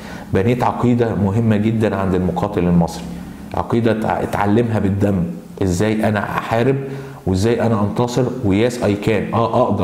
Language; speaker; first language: Arabic; native; Arabic